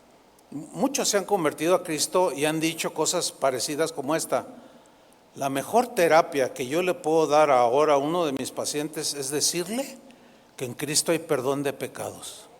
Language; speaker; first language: Spanish; native; Spanish